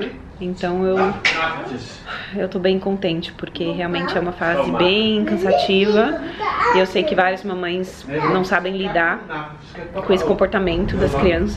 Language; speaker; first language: Portuguese; early bilingual, heritage; Portuguese